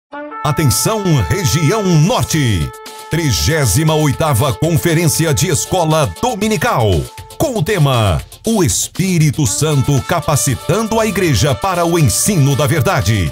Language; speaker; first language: Portuguese; native; Portuguese